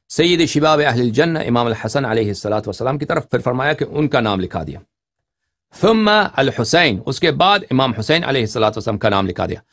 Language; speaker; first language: Urdu; non-native, fluent; Persian